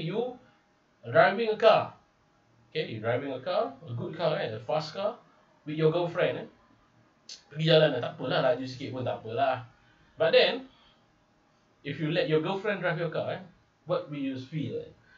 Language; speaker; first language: English; non-native, local second language; Malay